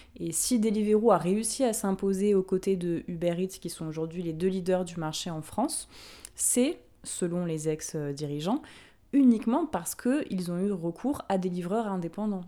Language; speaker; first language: French; native; French